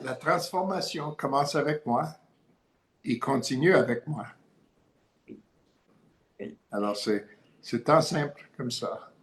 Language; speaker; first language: French; non-native, learner; English